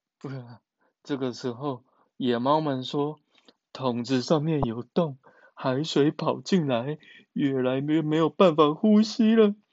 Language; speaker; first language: Chinese; native; Chinese